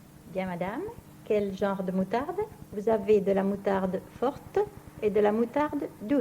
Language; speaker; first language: French; native; French